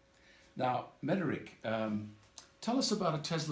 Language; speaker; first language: English; native; English